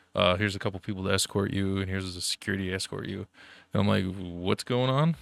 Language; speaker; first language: English; early bilingual, other home language; German